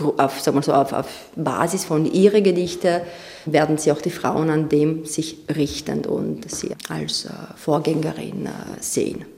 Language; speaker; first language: German; non-native, fluent; Romanian